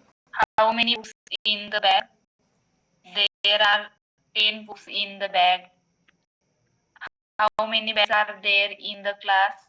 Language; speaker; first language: English; non-native, learner; Marathi